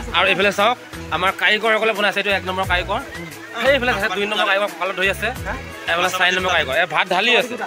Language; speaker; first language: Assamese; non-native, local second language; Mising